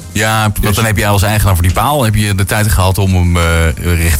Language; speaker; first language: Dutch; native; Dutch